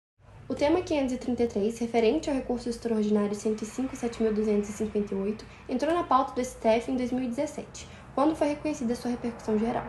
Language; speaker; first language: Portuguese; native; Portuguese